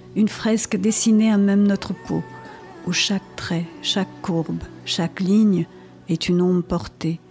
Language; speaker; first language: French; non-native, local second language; Morisyen